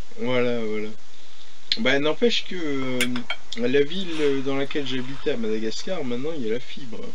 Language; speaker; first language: French; native; French